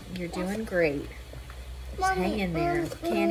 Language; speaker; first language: English; native; English